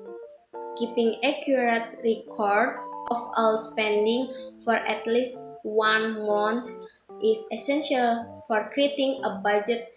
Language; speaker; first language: English; non-native, fluent; Indonesian